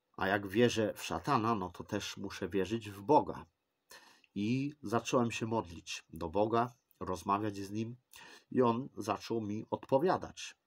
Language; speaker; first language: Polish; early bilingual, heritage; Polish